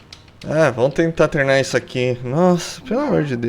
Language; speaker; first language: Portuguese; native; Portuguese